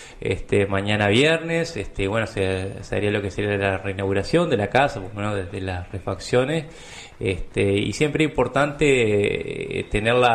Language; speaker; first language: Spanish; native; Spanish